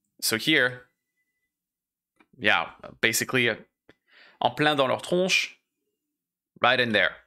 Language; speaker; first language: French; native; French